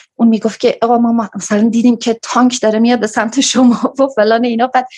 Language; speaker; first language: Persian; native; Persian